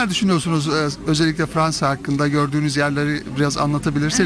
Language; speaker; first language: Turkish; native; Turkish